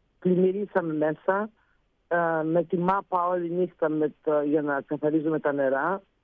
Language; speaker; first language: Greek; early bilingual, heritage; Greek